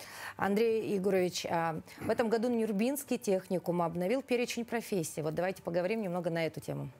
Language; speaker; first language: Russian; native; Russian